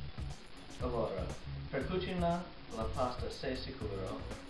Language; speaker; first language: Italian; non-native, learner; English